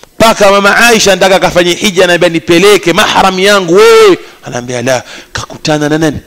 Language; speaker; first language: Swahili; native; Swahili